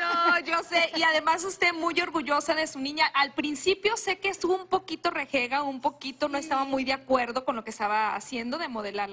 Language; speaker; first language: Spanish; native; Spanish